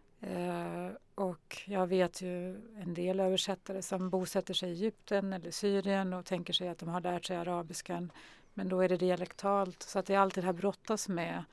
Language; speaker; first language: Swedish; early bilingual, other home language; Arabic